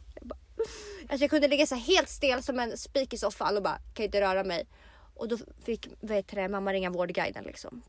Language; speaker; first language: Swedish; native; Swedish